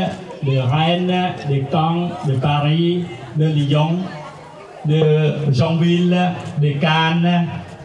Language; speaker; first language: French; non-native, fluent; Khmer